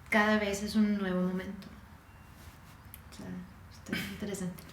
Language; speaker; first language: Spanish; non-native, fluent; English